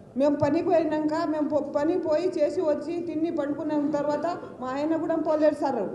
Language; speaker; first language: Telugu; non-native, local second language; Lambadi